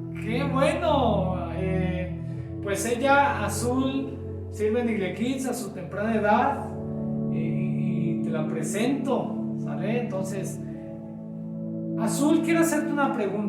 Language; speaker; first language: Spanish; native; Spanish